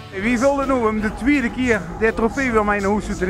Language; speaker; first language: Dutch; native; Dutch